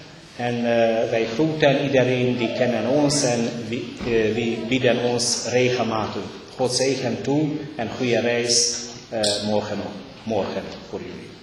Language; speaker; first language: Dutch; non-native, learner; Hungarian